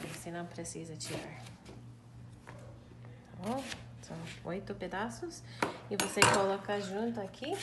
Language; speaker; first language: Portuguese; non-native, learner; English